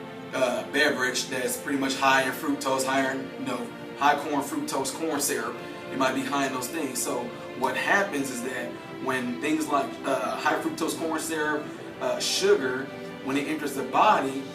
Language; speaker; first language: English; native; English